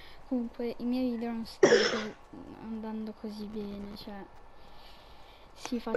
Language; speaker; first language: Italian; native; Italian